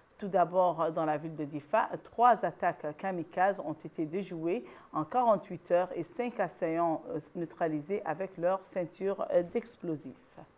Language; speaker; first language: French; non-native, local second language; Arabic